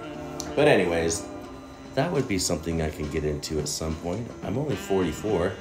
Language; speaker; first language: English; native; English